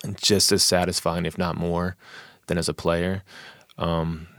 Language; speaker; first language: English; native; English